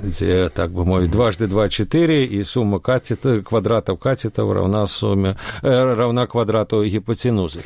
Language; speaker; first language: Belarusian; non-native, local second language; Russian